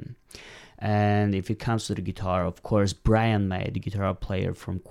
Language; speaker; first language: English; non-native, fluent; Polish